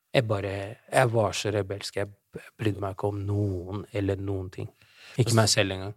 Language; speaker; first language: Norwegian; early bilingual, other home language; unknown